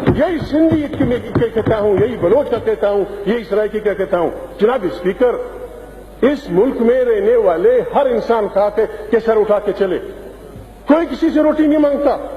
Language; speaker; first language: Urdu; non-native, local second language; Pashto